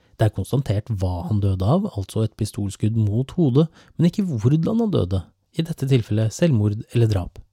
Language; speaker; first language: Norwegian; native; Norwegian